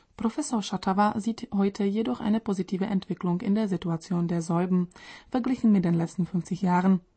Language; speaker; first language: German; non-native, fluent; Czech